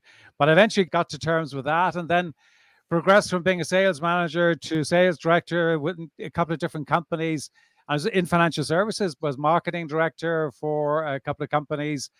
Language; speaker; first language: English; native; English